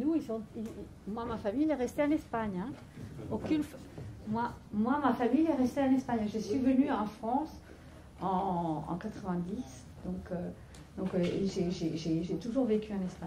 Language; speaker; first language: French; non-native, fluent; Spanish